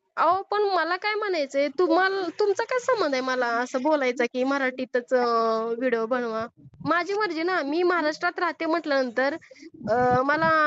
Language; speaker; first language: Marathi; non-native, local second language; Urdu